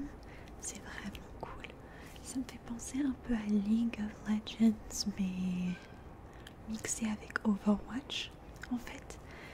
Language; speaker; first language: French; early bilingual, heritage; French